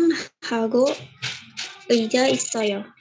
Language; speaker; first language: Korean; non-native, learner; Indonesian